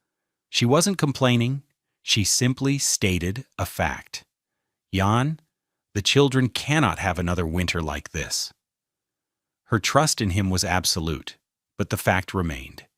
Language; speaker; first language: English; native; English